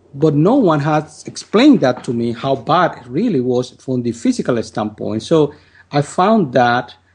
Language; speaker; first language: English; non-native, fluent; Spanish